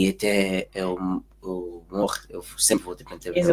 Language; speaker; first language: Portuguese; early bilingual, heritage; Portuguese